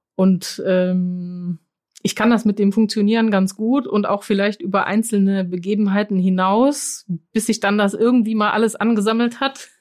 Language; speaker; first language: German; non-native, fluent; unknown